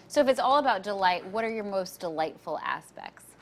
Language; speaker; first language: English; native; English